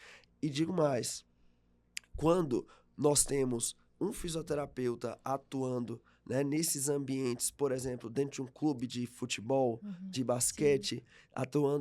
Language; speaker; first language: Portuguese; native; Portuguese